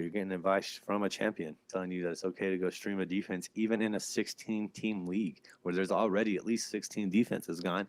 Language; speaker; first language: English; native; English